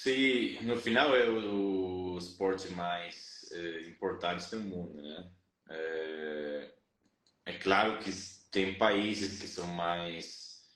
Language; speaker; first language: Portuguese; non-native, fluent; Spanish